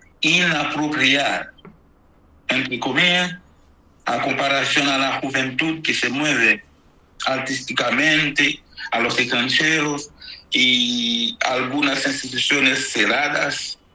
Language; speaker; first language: Spanish; non-native, fluent; Haitian Creole